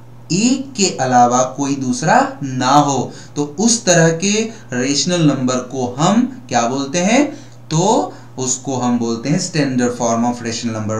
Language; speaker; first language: Hindi; native; Hindi